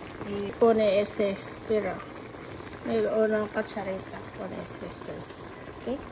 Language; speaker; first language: Spanish; non-native, learner; Filipino